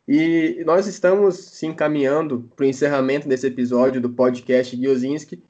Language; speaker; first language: Portuguese; native; Portuguese